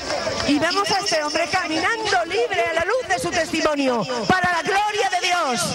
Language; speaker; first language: Spanish; native; Spanish